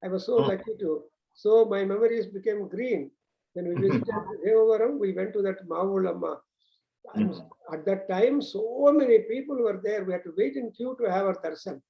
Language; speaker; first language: English; non-native, local second language; Telugu